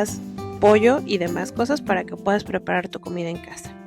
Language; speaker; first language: Spanish; native; Spanish